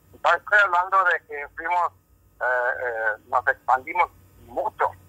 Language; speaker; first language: Spanish; native; Spanish